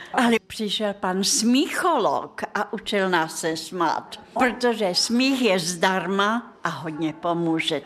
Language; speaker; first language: Czech; non-native, fluent; Russian